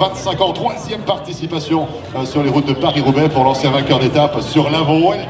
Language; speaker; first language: French; native; French